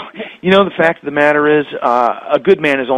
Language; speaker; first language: English; native; English